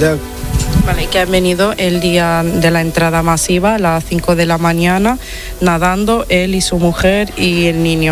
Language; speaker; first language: Spanish; non-native, fluent; Italian